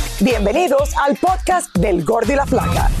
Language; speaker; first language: Spanish; native; Spanish